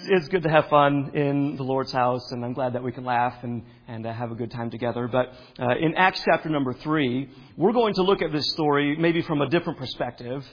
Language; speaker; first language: English; native; English